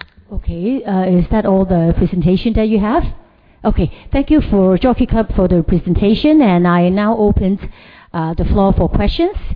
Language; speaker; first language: English; non-native, local second language; Cantonese